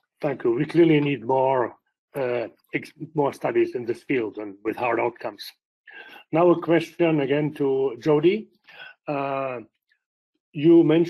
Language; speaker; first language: English; non-native, fluent; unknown